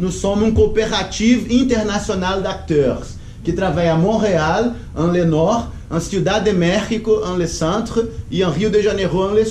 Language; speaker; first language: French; non-native, learner; Portuguese